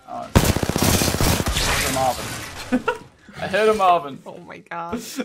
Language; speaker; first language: English; native; English